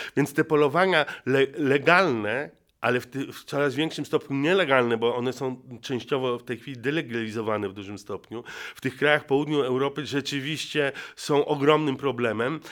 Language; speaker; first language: Polish; native; Polish